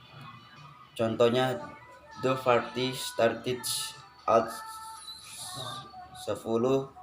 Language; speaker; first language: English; non-native, learner; Indonesian